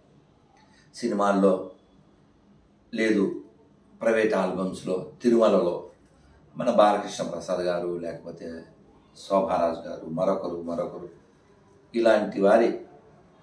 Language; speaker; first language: Telugu; native; Telugu